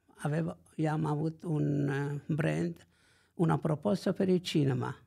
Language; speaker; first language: Romanian; non-native, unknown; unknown